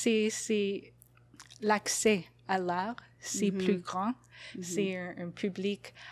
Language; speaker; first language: French; non-native, fluent; English